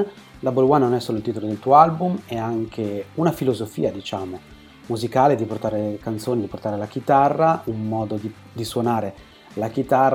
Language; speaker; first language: Italian; native; Italian